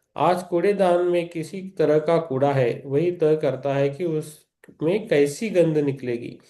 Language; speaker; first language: Hindi; non-native, local second language; Marathi